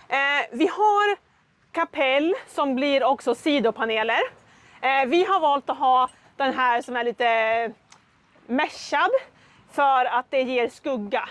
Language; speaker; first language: Swedish; native; Swedish